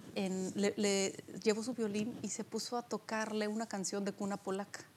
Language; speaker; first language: Spanish; early bilingual, other home language; Polish